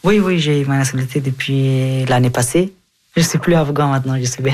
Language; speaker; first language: French; non-native, fluent; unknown